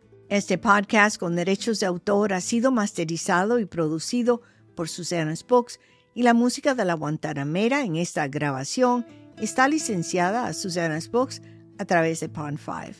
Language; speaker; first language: Spanish; early bilingual, heritage; Spanish